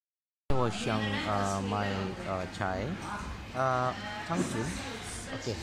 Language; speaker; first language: Chinese; non-native, learner; Malay